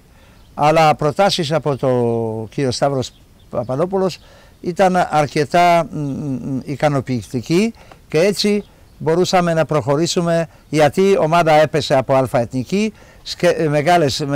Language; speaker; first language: Greek; non-native, fluent; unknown